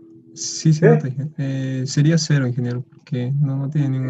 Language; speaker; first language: Spanish; native; Spanish